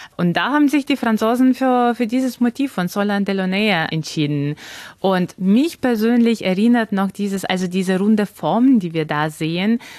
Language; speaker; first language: German; non-native, fluent; Ukrainian